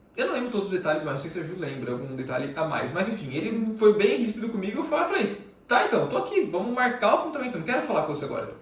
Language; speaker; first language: Portuguese; native; Portuguese